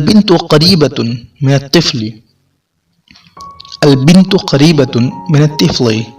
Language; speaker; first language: Arabic; non-native, fluent; Urdu